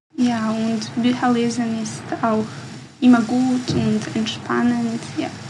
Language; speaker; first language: German; non-native, learner; Bosnian